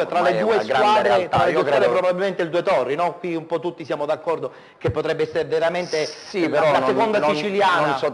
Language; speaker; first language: Italian; native; Italian